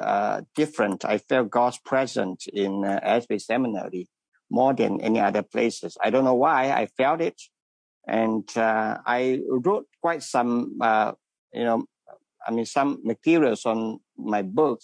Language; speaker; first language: English; non-native, local second language; Min Nan Chinese